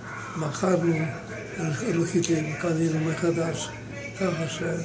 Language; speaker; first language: Hebrew; non-native, fluent; Romanian